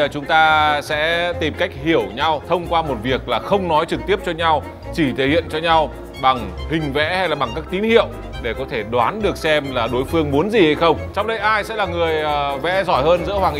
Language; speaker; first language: Vietnamese; native; Vietnamese